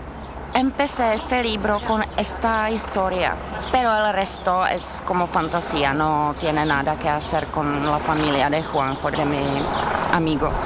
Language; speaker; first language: Spanish; non-native, learner; Czech